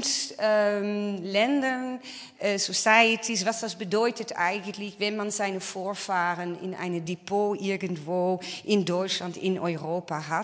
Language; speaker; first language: German; non-native, fluent; Dutch